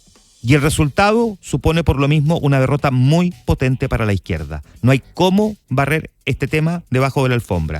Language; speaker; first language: Spanish; native; Spanish